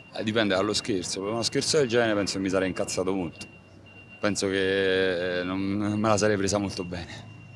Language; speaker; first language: Italian; native; Italian